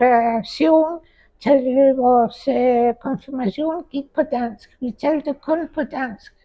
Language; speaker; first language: Danish; early bilingual, heritage; Danish